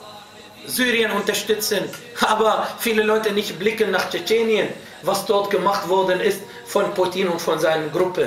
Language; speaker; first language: German; non-native, fluent; Arabic